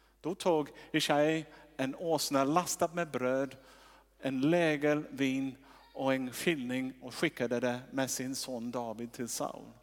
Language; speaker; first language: Swedish; non-native, fluent; English